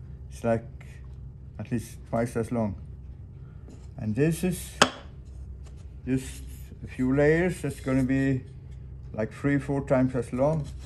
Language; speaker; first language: English; non-native, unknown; Swedish